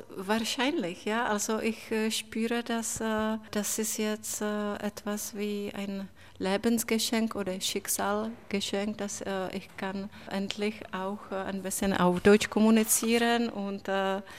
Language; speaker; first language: German; non-native, fluent; Czech